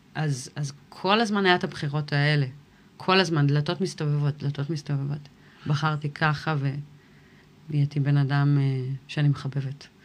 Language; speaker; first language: Hebrew; early bilingual, other home language; English